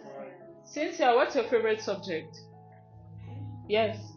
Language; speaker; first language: English; non-native, fluent; French